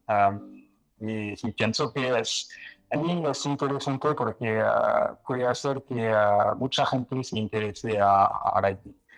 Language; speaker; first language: Spanish; non-native, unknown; French